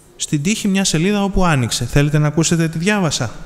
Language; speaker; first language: Greek; native; Greek